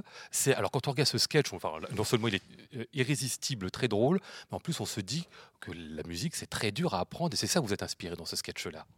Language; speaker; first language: French; native; French